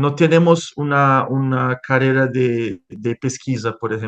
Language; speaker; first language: Spanish; non-native, fluent; Portuguese